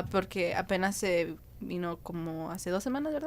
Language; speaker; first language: Spanish; early bilingual, heritage; Spanish